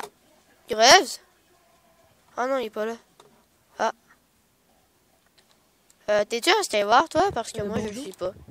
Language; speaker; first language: French; native; French